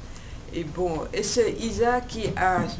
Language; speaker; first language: French; non-native, fluent; Georgian